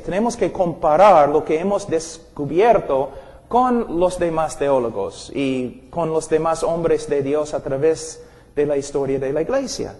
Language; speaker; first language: Spanish; non-native, fluent; English